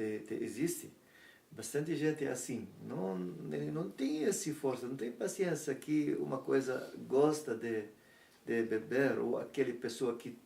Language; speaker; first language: Portuguese; non-native, learner; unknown